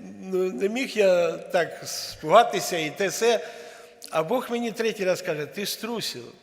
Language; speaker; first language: Ukrainian; non-native, local second language; Russian